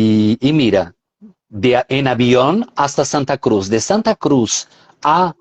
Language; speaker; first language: Spanish; non-native, fluent; Portuguese